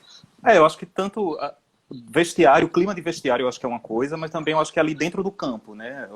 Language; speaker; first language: Portuguese; native; Portuguese